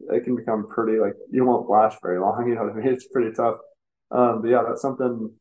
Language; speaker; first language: English; native; English